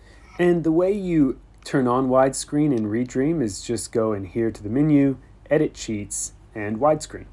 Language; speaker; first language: English; native; English